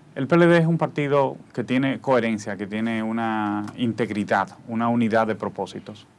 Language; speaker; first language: Spanish; native; Spanish